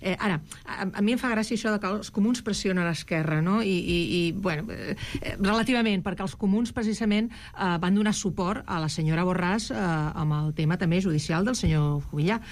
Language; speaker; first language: Catalan; non-native, local second language; Spanish